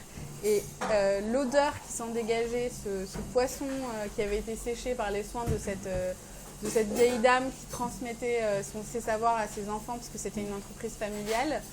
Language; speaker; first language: French; early bilingual, other home language; Persian